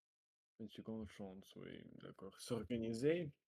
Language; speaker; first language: French; non-native, learner; Russian